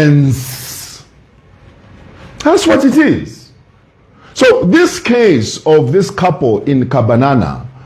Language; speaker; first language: English; non-native, local second language; Bemba